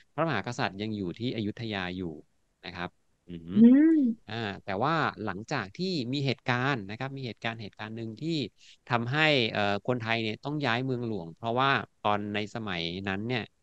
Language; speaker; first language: Thai; native; Thai